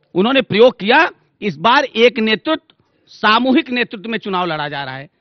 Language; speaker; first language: Hindi; native; Hindi